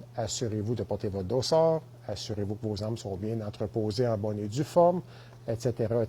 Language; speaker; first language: French; native; French